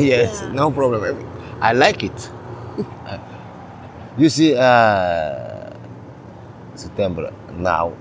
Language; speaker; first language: English; non-native, learner; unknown